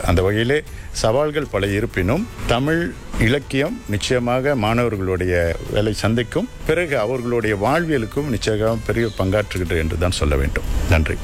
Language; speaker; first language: Tamil; native; Tamil